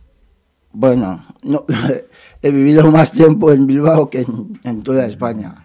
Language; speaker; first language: Spanish; non-native, fluent; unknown